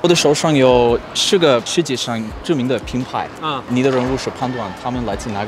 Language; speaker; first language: Chinese; non-native, learner; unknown